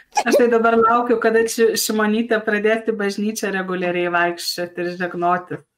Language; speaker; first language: Lithuanian; native; Lithuanian